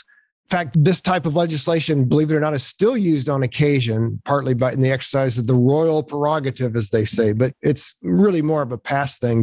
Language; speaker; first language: English; native; English